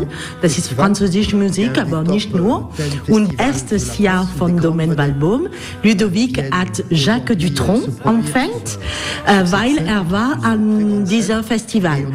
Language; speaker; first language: German; non-native, learner; French